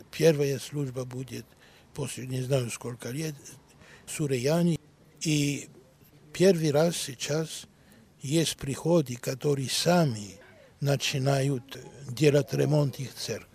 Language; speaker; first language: Russian; non-native, learner; Greek